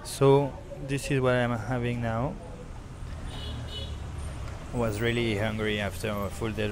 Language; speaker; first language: English; non-native, fluent; French